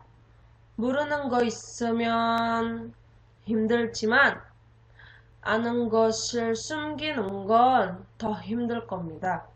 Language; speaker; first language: Korean; non-native, learner; Indonesian